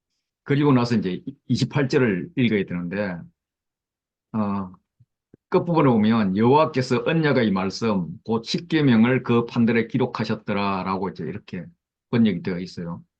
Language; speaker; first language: Korean; native; Korean